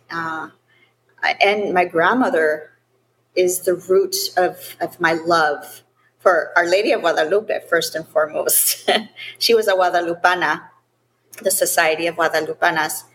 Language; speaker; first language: English; early bilingual, other home language; Spanish